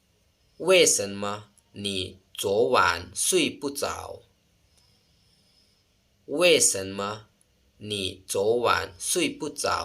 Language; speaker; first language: Chinese; non-native, fluent; Lao